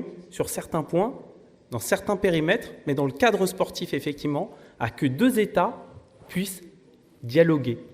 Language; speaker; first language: French; native; French